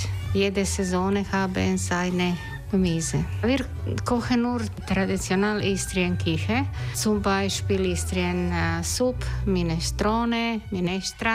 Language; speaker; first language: German; non-native, learner; Croatian